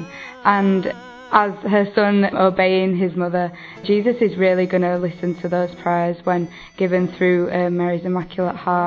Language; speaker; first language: English; native; English